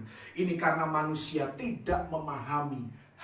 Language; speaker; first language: Indonesian; native; Indonesian